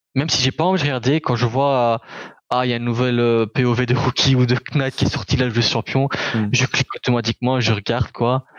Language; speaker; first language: French; native; French